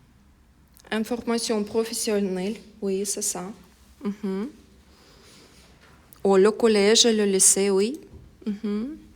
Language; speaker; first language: French; non-native, fluent; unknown